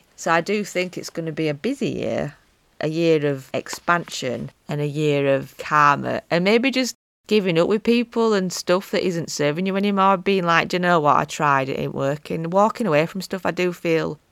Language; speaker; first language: English; native; English